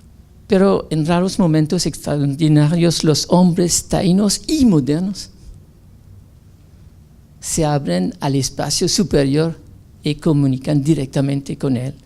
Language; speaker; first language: Spanish; non-native, fluent; French